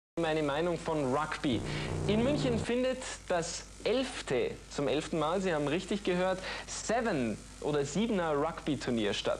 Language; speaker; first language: German; native; German